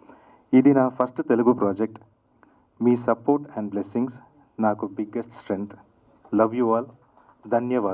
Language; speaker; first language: Telugu; non-native, learner; Kannada